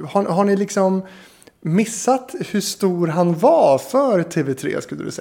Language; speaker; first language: Swedish; native; Swedish